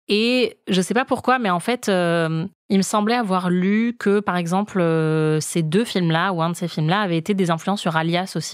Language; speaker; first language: French; native; French